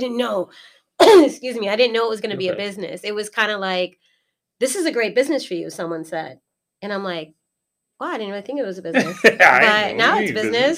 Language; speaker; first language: English; native; English